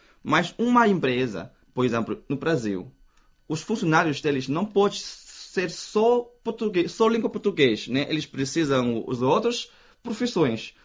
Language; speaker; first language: Portuguese; non-native, fluent; Chinese